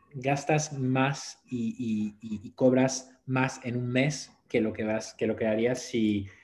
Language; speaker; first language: Spanish; non-native, fluent; French